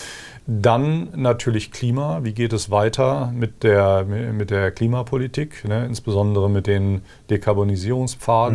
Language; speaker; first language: German; native; German